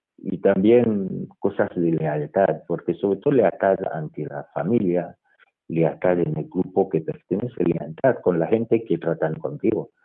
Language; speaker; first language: Spanish; non-native, fluent; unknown